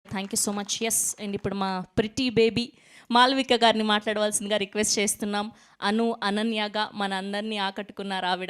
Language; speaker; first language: Telugu; native; Telugu